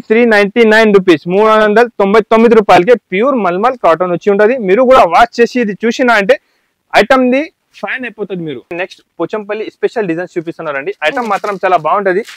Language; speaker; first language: Telugu; non-native, local second language; Urdu